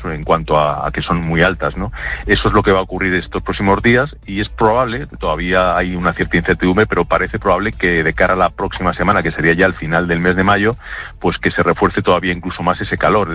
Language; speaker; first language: Spanish; native; Spanish